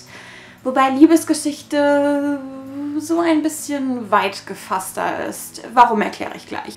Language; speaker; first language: German; native; German